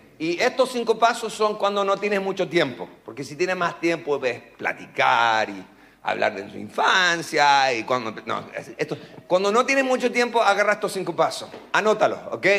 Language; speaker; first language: Spanish; non-native, local second language; English